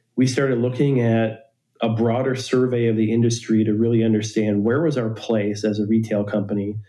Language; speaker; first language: English; native; English